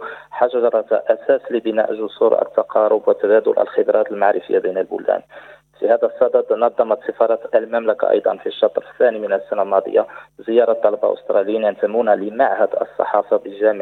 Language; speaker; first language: Arabic; native; Arabic